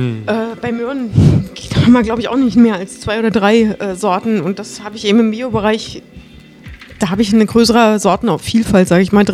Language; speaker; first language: German; native; German